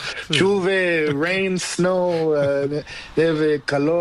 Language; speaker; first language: Spanish; non-native, learner; Portuguese